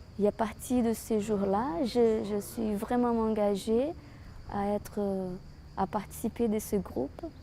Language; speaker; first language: French; non-native, fluent; Portuguese